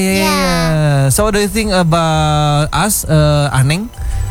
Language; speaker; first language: English; non-native, learner; Indonesian